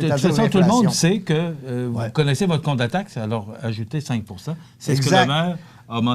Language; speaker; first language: French; native; French